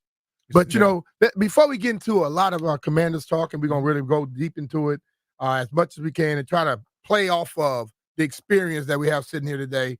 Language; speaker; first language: English; native; English